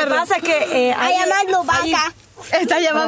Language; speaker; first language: Spanish; native; Spanish